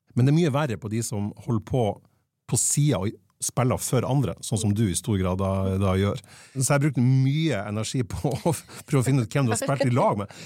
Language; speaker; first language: Norwegian; native; Norwegian